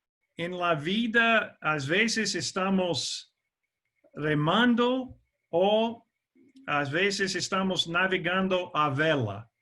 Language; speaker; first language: Spanish; non-native, fluent; English